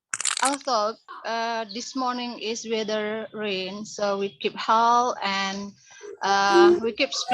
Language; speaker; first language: English; non-native, learner; Indonesian